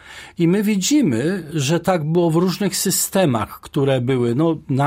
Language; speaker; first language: Polish; native; Polish